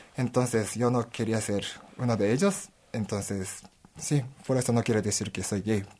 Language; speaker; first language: Spanish; non-native, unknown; Japanese